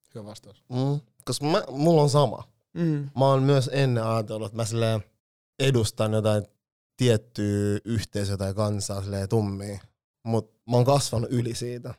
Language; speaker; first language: Finnish; early bilingual, other home language; Lingala